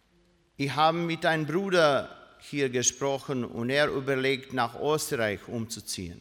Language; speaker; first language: German; non-native, learner; Croatian